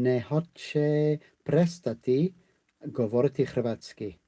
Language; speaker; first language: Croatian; non-native, learner; English